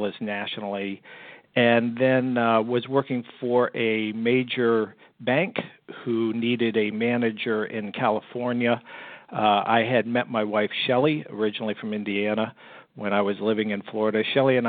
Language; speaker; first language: English; native; English